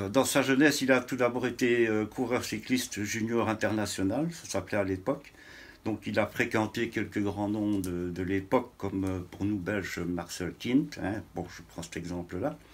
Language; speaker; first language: French; native; French